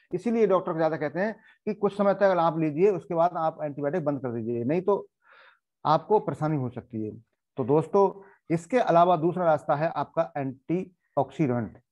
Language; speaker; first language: Hindi; native; Hindi